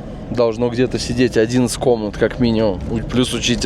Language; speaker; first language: Russian; native; Russian